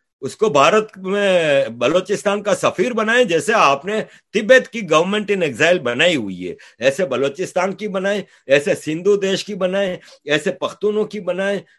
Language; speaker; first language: Urdu; native; Urdu